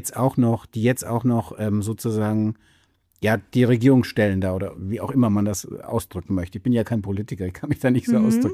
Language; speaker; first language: German; native; German